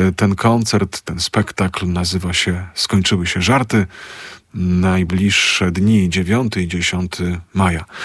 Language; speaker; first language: Polish; native; Polish